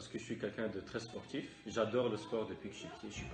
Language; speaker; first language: French; native; French